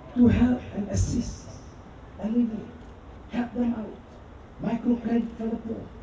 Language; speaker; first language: English; non-native, local second language; Malay